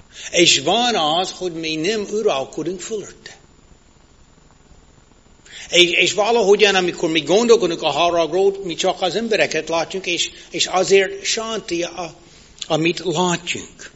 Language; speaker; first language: Hungarian; non-native, fluent; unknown